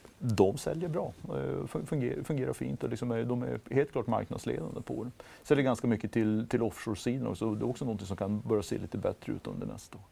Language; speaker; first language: Swedish; native; Swedish